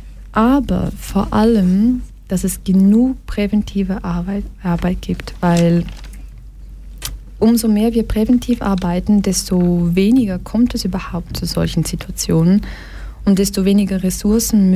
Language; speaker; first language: German; early bilingual, other home language; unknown